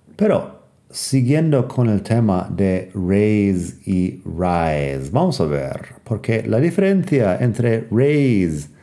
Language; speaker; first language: Spanish; non-native, fluent; English